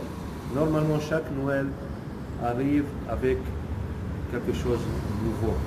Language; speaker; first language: French; non-native, local second language; Arabic